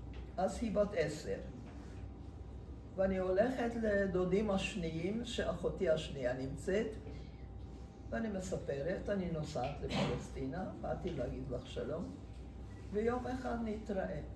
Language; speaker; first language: Hebrew; non-native, fluent; Hungarian